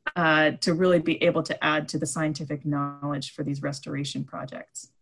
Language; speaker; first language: English; native; English